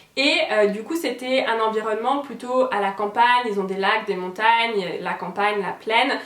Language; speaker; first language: French; native; French